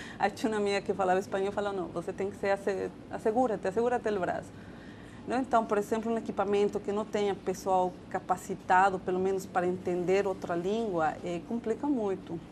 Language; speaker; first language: Portuguese; non-native, fluent; Spanish